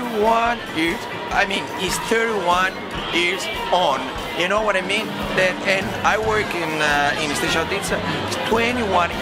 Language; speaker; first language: English; non-native, learner; Italian